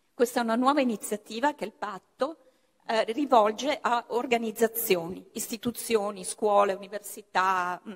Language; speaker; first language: Italian; native; Italian